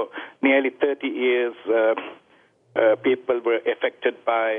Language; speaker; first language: English; non-native, local second language; Sinhala